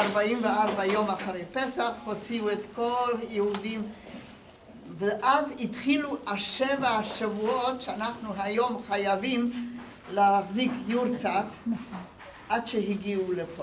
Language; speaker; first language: Hebrew; non-native, fluent; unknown